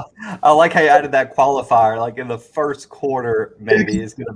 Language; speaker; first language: English; native; English